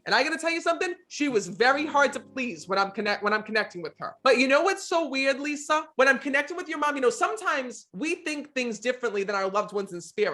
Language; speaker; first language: English; native; English